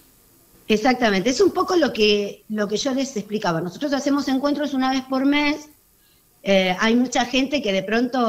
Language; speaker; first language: Spanish; native; Spanish